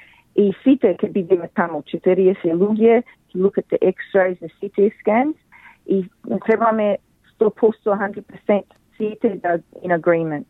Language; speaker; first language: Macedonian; early bilingual, heritage; Macedonian